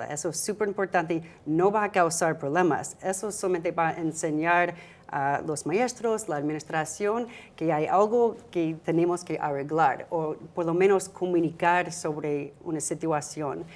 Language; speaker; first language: Spanish; non-native, fluent; English